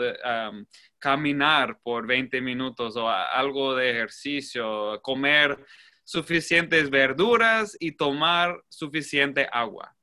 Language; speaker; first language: Spanish; non-native, fluent; English